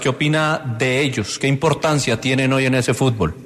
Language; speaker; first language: Spanish; native; Spanish